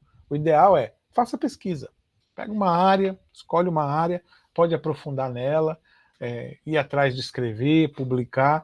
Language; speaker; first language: Portuguese; native; Portuguese